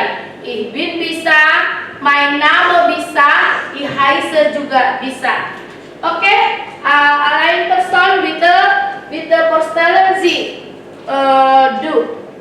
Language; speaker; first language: German; non-native, learner; Indonesian